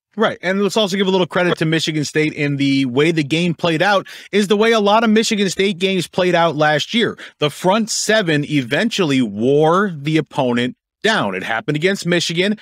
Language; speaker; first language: English; native; English